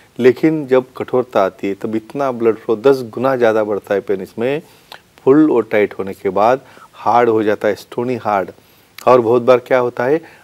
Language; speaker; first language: Hindi; non-native, local second language; Marathi